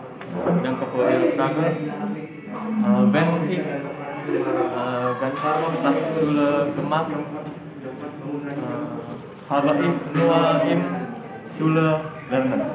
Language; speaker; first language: German; non-native, learner; Indonesian